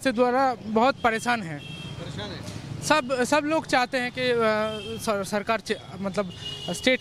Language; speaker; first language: Hindi; non-native, local second language; Bangla